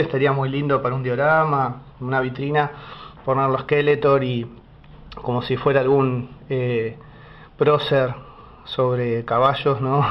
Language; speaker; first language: Spanish; native; Spanish